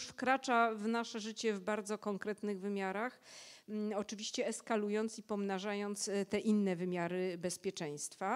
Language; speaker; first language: Polish; native; Polish